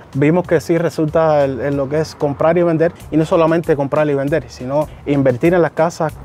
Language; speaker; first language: Spanish; native; Spanish